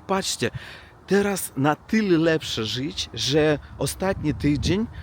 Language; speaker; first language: Polish; non-native, learner; Russian